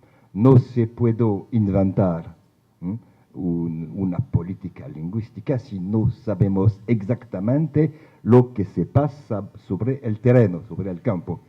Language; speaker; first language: Spanish; non-native, fluent; French